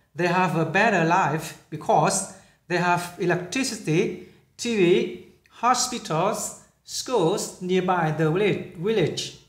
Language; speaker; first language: English; non-native, fluent; Vietnamese